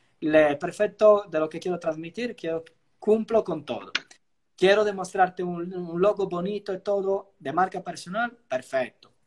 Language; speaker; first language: Spanish; non-native, fluent; Italian